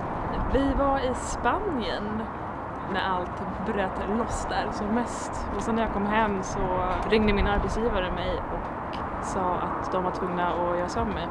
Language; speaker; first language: Swedish; native; Swedish